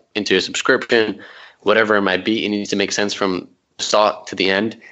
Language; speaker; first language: English; early bilingual, other home language; Arabic